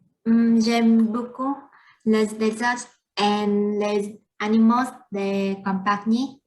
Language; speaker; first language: French; non-native, learner; Vietnamese